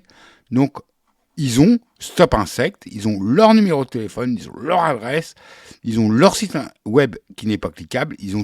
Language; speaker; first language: French; native; French